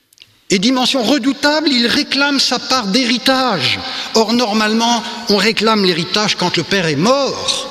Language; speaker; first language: French; native; French